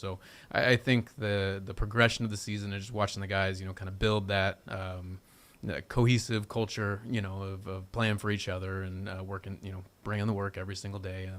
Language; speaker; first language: English; native; English